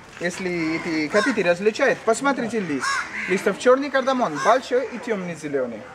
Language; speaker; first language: Russian; non-native, learner; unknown